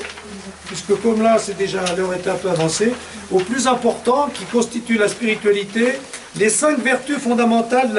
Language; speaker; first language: French; native; French